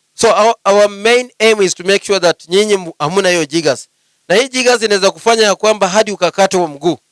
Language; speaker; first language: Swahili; non-native, local second language; Luyia